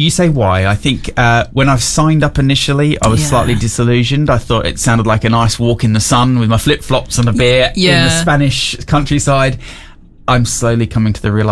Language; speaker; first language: English; native; English